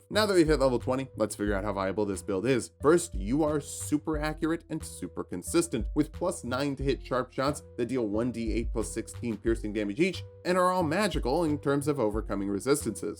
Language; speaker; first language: English; native; English